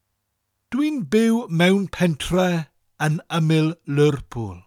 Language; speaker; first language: Welsh; non-native, fluent; English